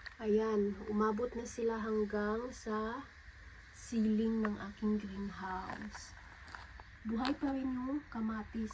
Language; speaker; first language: Filipino; native; Filipino